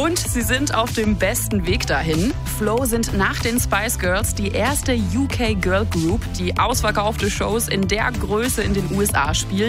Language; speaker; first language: German; native; German